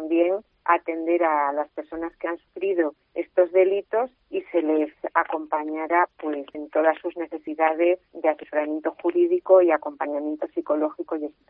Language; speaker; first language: Spanish; native; Spanish